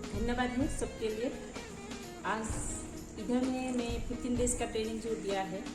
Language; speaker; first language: Hindi; non-native, local second language; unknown